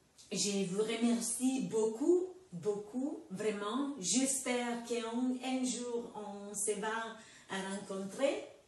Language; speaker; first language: French; non-native, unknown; Italian